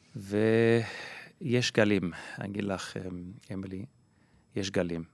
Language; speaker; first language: Hebrew; non-native, fluent; English